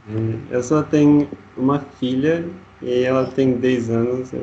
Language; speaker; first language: Portuguese; non-native, learner; Russian